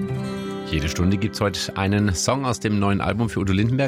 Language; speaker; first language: German; native; German